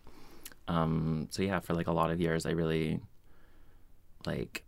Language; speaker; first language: English; native; English